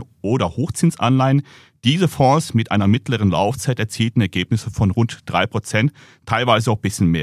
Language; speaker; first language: German; native; German